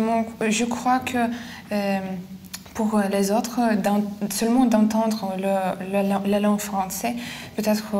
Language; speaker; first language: French; non-native, fluent; Lithuanian